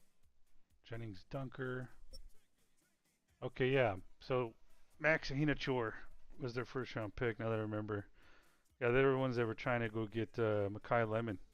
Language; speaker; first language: English; native; English